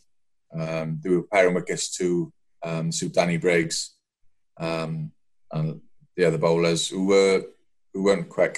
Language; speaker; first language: English; native; English